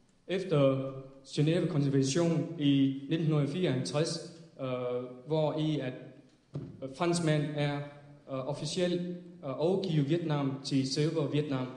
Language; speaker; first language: Danish; non-native, fluent; Vietnamese